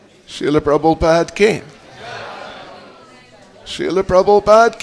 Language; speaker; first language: Russian; non-native, fluent; English